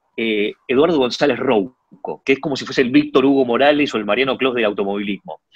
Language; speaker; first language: Spanish; early bilingual, other home language; Chinese